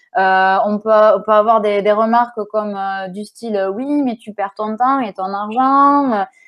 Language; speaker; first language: French; native; French